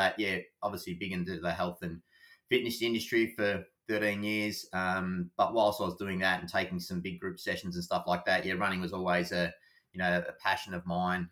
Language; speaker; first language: English; native; English